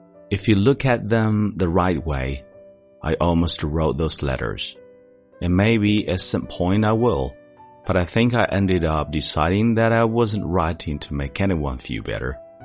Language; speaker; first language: English; non-native, fluent; Chinese